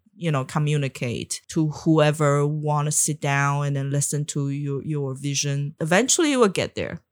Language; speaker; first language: English; non-native, fluent; Chinese